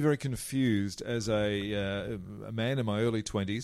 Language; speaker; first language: English; native; English